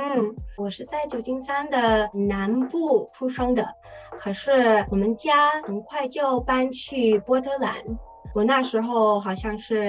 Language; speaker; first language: Chinese; early bilingual, heritage; English